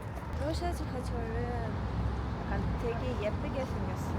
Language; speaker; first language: Korean; non-native, learner; Russian